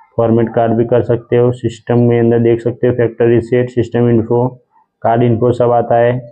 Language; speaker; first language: Hindi; non-native, local second language; Gujarati